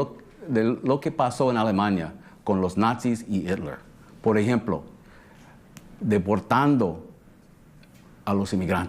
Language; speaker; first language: Spanish; early bilingual, heritage; English